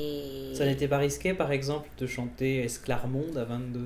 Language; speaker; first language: French; native; French